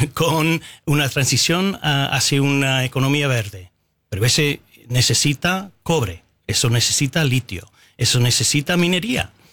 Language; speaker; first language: Spanish; non-native, fluent; English